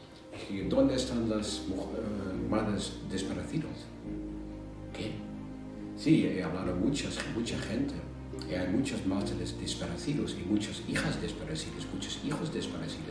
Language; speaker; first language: Spanish; non-native, learner; Dutch